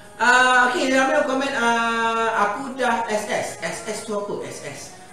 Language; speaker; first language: Malay; native; Malay